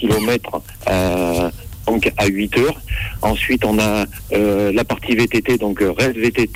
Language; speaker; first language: French; native; French